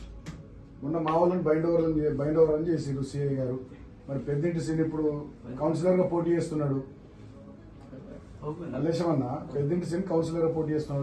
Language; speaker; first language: Telugu; native; Telugu